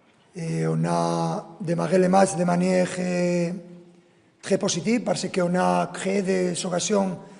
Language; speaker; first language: French; non-native, fluent; Spanish